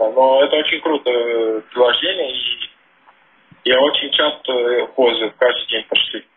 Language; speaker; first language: Russian; non-native, fluent; Portuguese